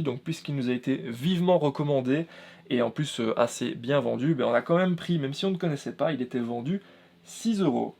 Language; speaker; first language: French; native; French